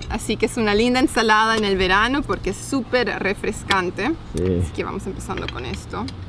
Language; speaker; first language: Spanish; early bilingual, heritage; Spanish